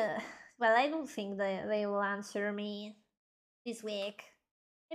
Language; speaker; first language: English; non-native, learner; Spanish